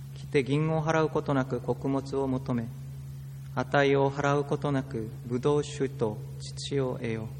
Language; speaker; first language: Japanese; non-native, fluent; Korean